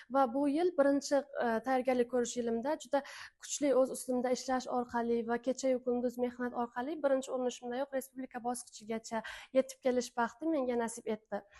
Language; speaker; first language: Uzbek; non-native, local second language; Turkmen